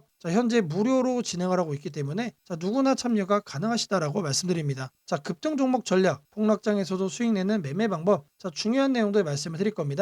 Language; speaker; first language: Korean; native; Korean